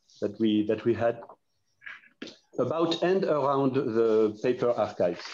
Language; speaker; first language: English; non-native, fluent; French